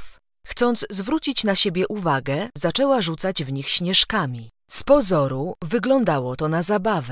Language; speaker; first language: Polish; native; Polish